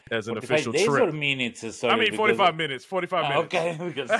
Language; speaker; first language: English; native; English